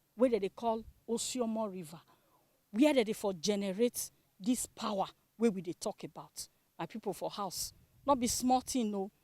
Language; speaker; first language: Nigerian Pidgin; native; Nigerian Pidgin